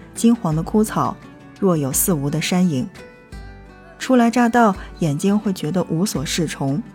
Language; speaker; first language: Chinese; native; Chinese